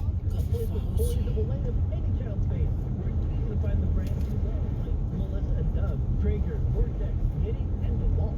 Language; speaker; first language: English; native; English